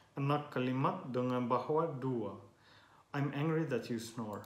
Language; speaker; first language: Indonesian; non-native, learner; Finnish